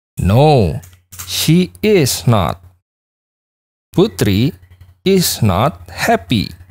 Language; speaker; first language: English; non-native, fluent; Indonesian